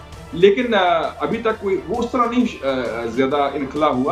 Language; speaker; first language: Urdu; native; Urdu